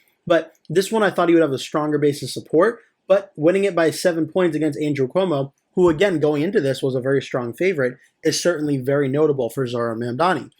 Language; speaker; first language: English; native; English